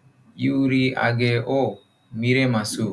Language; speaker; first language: Japanese; non-native, learner; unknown